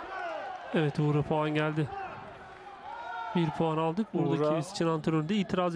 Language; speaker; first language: Turkish; native; Turkish